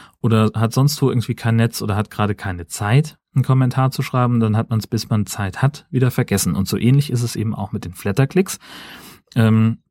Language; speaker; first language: German; native; German